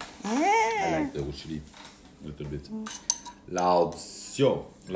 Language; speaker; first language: English; non-native, learner; French